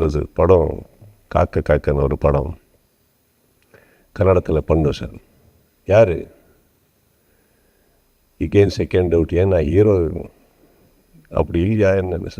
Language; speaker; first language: Tamil; non-native, learner; Kannada